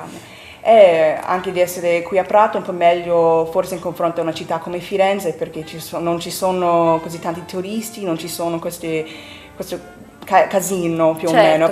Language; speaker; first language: Italian; non-native, fluent; English